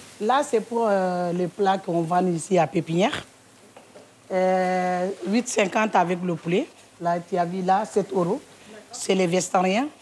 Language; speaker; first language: French; non-native, local second language; Wolof